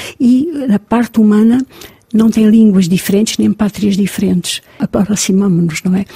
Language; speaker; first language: Portuguese; native; Portuguese